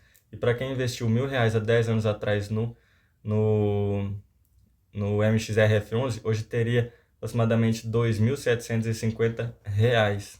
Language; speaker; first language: Portuguese; native; Portuguese